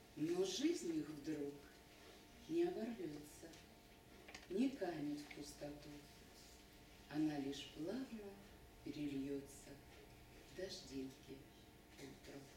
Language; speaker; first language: Russian; native; Russian